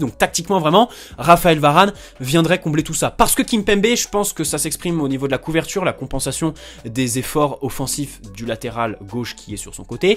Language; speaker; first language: French; native; French